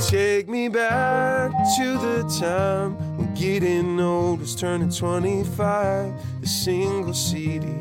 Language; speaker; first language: English; native; English